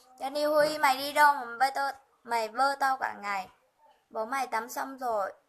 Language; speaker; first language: Vietnamese; non-native, local second language; Hmong